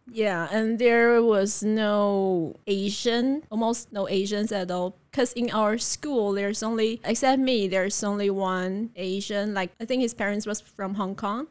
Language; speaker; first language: English; non-native, fluent; Chinese